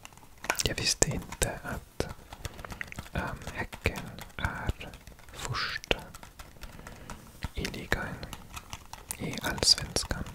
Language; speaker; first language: Swedish; non-native, learner; English